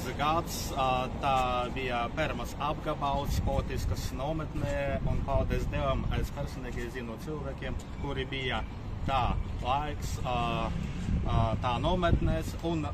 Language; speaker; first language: Latvian; non-native, fluent; Russian